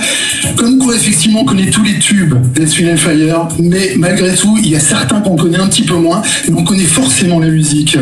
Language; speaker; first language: French; native; French